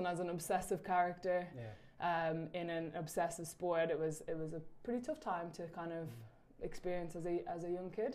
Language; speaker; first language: English; native; English